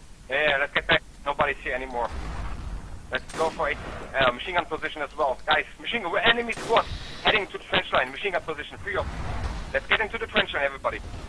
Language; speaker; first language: English; non-native, fluent; German